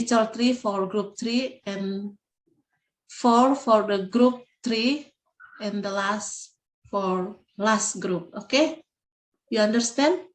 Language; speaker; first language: English; non-native, learner; Indonesian